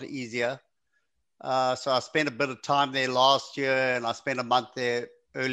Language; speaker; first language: English; native; English